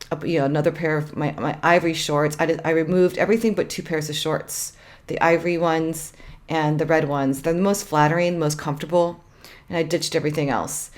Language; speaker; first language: English; native; English